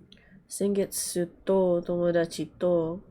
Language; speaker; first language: Japanese; non-native, learner; English